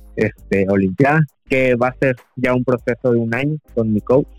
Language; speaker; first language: Spanish; native; Spanish